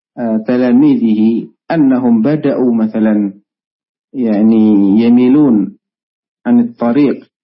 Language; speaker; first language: Arabic; non-native, fluent; Indonesian